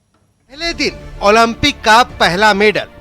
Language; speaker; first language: Hindi; native; Hindi